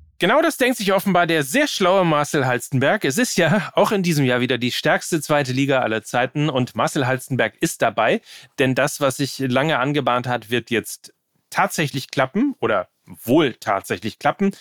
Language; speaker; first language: German; native; German